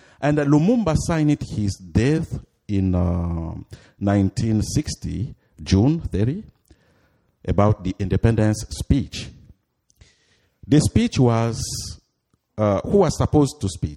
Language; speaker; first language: English; non-native, fluent; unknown